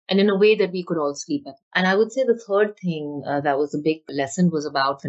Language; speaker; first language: English; non-native, local second language; Hindi